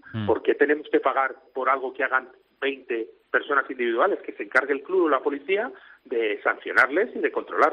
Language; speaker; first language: Spanish; native; Spanish